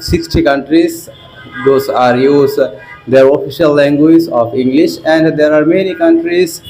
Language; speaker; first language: English; non-native, learner; Bangla